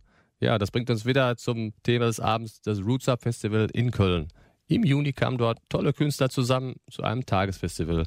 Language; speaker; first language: German; native; German